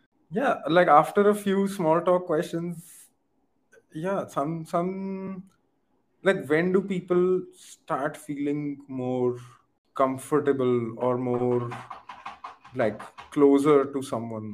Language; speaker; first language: English; non-native, local second language; Hindi